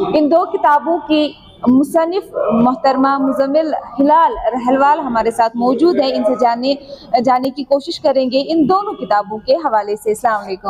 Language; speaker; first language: Urdu; non-native, local second language; Kashmiri